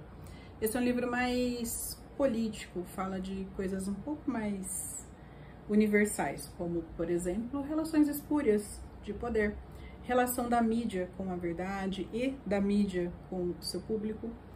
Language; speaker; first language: Portuguese; native; Portuguese